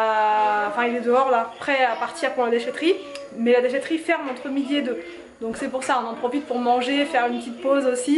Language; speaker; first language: French; native; French